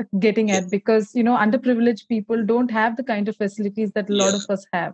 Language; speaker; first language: English; non-native, local second language; Malayalam